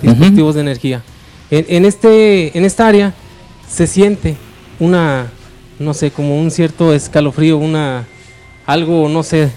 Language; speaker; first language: Spanish; native; Spanish